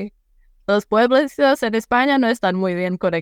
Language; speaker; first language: Spanish; non-native, fluent; Czech